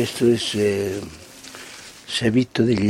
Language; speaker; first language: Spanish; non-native, local second language; Quechua